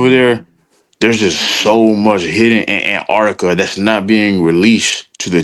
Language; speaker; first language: English; native; English